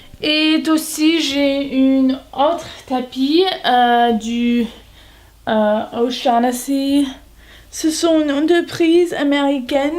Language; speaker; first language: French; non-native, learner; English